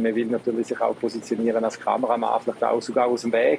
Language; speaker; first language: German; native; German